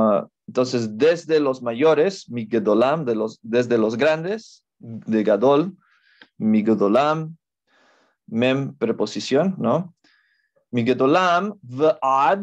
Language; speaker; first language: Spanish; non-native, fluent; English